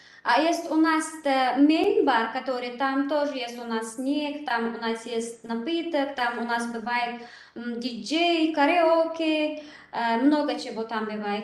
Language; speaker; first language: Russian; non-native, learner; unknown